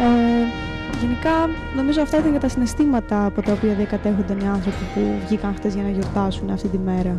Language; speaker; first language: Greek; native; Greek